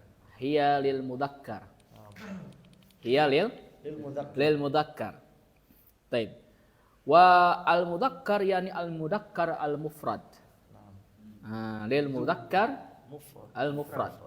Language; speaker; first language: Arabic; non-native, fluent; Indonesian